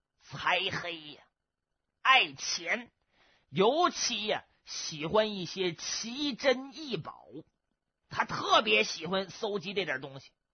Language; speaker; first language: Chinese; native; Chinese